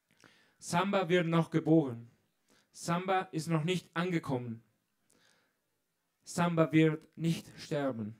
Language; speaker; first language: German; non-native, fluent; Italian